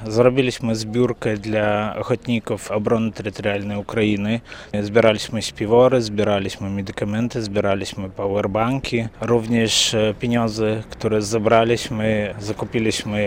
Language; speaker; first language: Polish; non-native, fluent; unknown